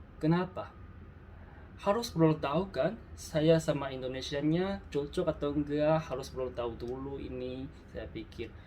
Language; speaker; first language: Indonesian; non-native, learner; Korean